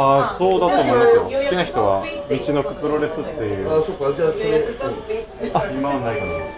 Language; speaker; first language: Japanese; non-native, learner; English